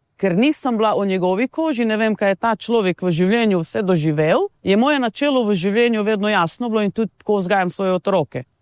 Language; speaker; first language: Slovenian; non-native, local second language; Romany